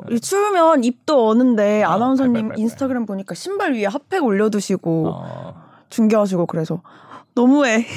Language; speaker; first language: Korean; native; Korean